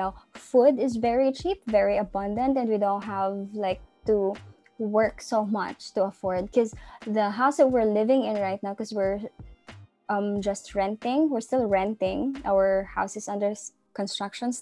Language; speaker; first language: English; non-native, local second language; Cebuano